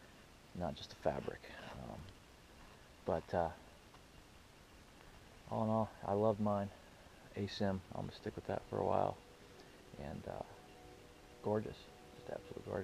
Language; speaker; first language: English; native; English